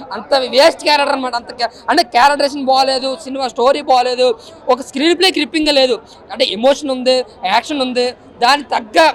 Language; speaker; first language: Telugu; native; Telugu